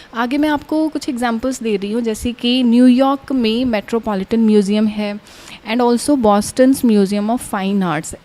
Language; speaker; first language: Hindi; non-native, local second language; Punjabi